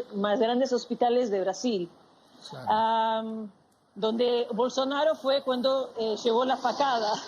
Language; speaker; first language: Spanish; non-native, fluent; Portuguese